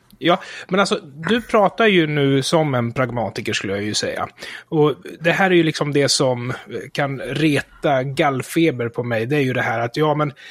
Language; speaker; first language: Swedish; native; Swedish